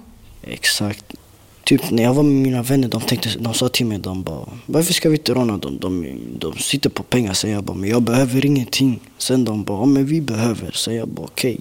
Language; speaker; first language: Swedish; early bilingual, other home language; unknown